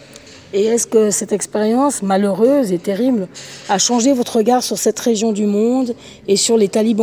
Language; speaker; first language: French; native; French